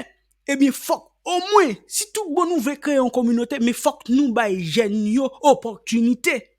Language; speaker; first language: Haitian Creole; native; Haitian Creole